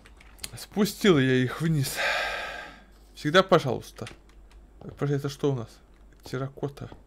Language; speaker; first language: Russian; native; Russian